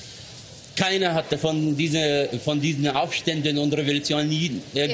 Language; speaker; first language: German; non-native, fluent; Arabic